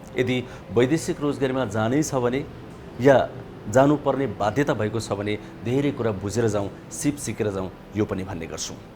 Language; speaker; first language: Nepali; native; Nepali